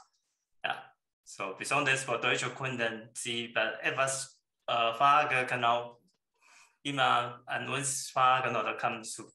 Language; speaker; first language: German; non-native, learner; Chinese